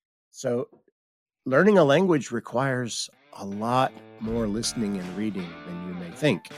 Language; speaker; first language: English; native; English